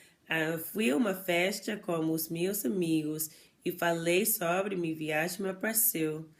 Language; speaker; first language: Portuguese; non-native, learner; English